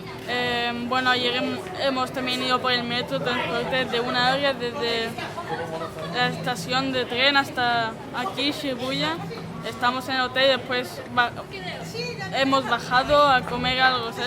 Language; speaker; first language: Spanish; early bilingual, other home language; Hebrew